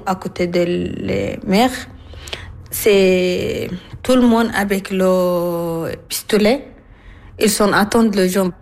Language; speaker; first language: French; non-native, learner; Arabic